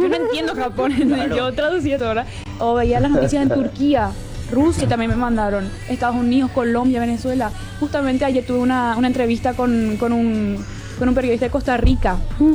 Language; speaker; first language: Spanish; non-native, fluent; German